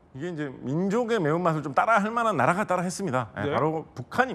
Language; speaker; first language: Korean; native; Korean